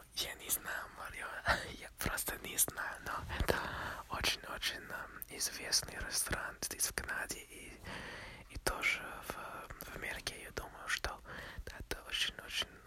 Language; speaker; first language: Russian; non-native, learner; English